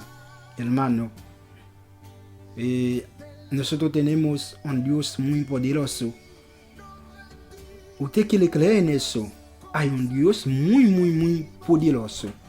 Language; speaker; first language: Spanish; non-native, local second language; Haitian Creole